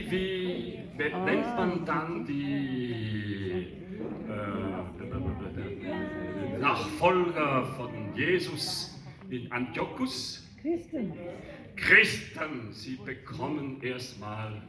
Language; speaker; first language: German; non-native, local second language; French